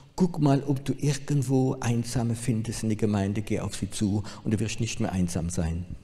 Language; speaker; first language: German; non-native, fluent; French